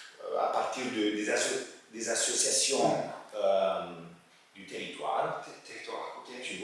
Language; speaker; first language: French; non-native, fluent; Italian